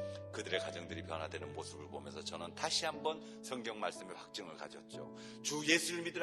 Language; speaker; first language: Korean; native; Korean